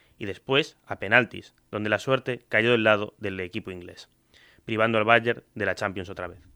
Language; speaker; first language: Spanish; native; Spanish